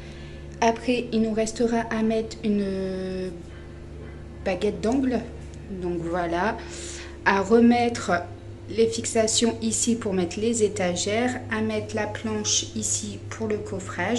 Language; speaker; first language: French; native; French